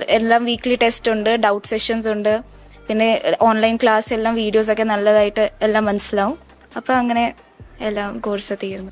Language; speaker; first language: Malayalam; early bilingual, heritage; Malayalam